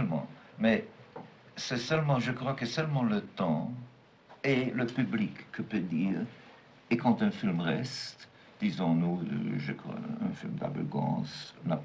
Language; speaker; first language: French; non-native, fluent; German